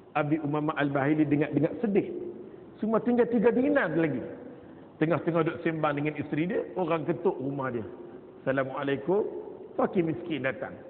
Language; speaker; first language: Malay; native; Malay